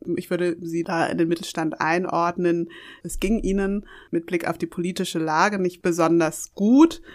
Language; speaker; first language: German; early bilingual, other home language; Yoruba